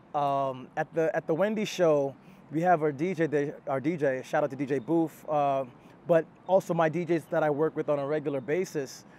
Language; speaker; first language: English; native; English